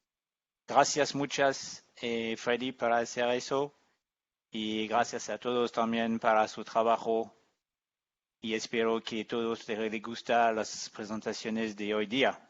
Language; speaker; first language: Spanish; non-native, learner; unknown